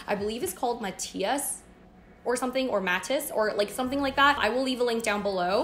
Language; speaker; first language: English; native; English